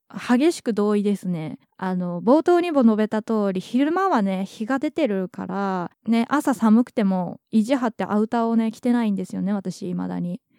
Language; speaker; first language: Japanese; native; Japanese